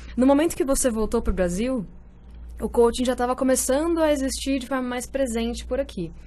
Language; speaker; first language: Portuguese; native; Portuguese